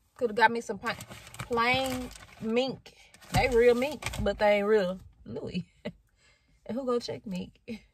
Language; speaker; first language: English; native; English